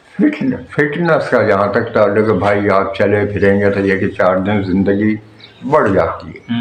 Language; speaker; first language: Urdu; native; Urdu